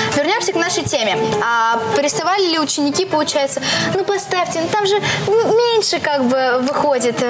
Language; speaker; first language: Russian; native; Russian